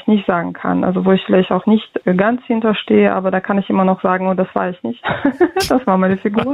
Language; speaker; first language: German; early bilingual, other home language; Russian